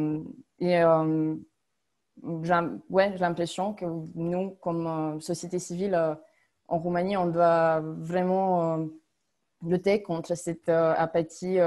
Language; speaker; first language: French; non-native, fluent; Romanian